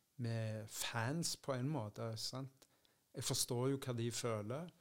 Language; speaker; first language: Norwegian; early bilingual, other home language; Dutch